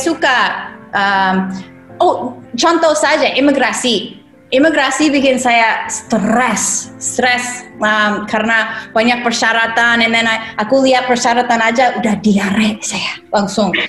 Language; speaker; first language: Indonesian; non-native, fluent; English